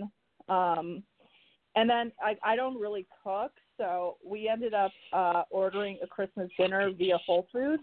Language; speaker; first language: English; early bilingual, other home language; Spanish